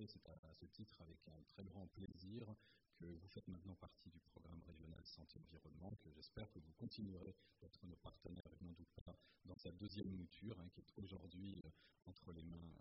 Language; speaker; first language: French; native; French